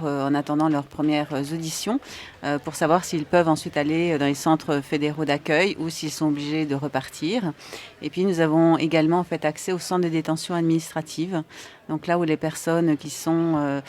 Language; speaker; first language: French; native; French